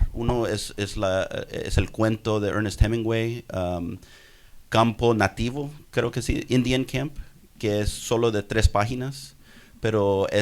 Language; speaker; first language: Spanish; early bilingual, heritage; English